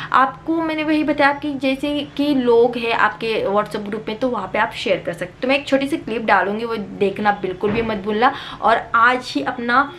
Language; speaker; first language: Hindi; native; Hindi